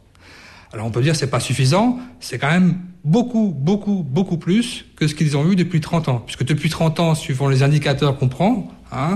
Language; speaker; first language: French; native; French